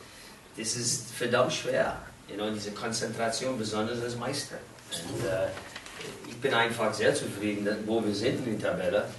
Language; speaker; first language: German; non-native, fluent; English